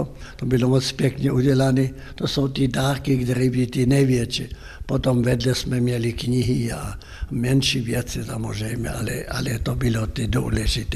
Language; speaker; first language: Czech; non-native, local second language; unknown